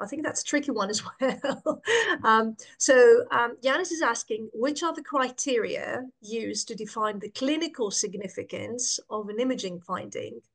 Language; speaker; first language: English; non-native, fluent; Greek